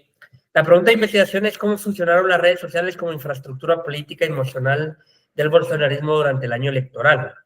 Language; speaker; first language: Spanish; native; Spanish